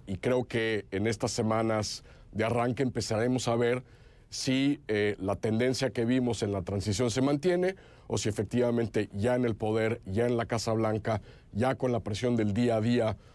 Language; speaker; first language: Spanish; native; Spanish